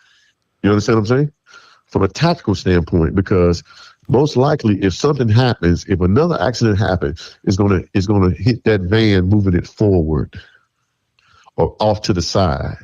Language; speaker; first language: English; native; English